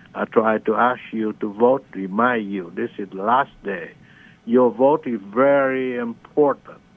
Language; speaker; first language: English; non-native, learner; Vietnamese